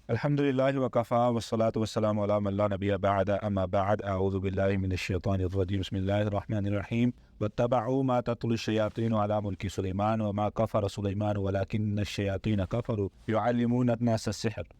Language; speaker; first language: Urdu; non-native, local second language; Punjabi